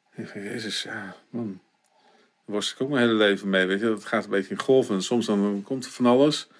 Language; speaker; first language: Dutch; native; Dutch